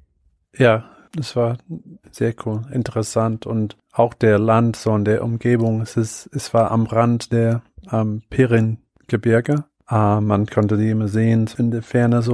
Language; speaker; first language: German; non-native, fluent; English